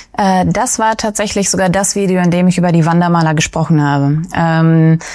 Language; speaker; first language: German; early bilingual, other home language; Russian